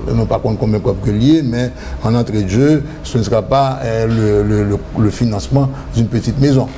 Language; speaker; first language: French; non-native, local second language; Haitian Creole